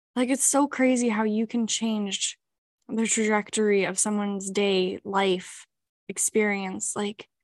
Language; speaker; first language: English; native; English